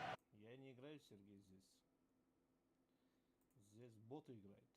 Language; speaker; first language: Russian; non-native, local second language; Kazakh